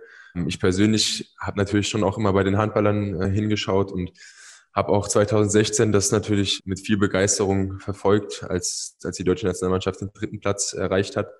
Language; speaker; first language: German; native; German